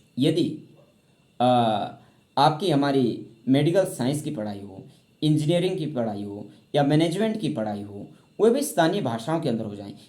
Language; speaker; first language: Hindi; native; Hindi